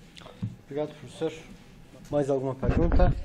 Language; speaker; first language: Portuguese; non-native, fluent; Turkish